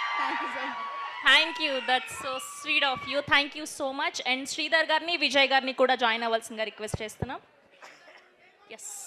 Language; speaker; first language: Telugu; native; Telugu